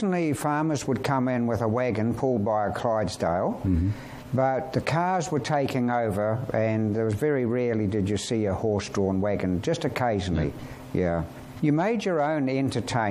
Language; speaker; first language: English; native; English